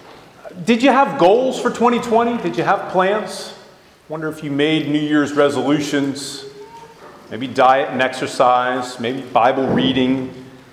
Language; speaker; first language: English; native; English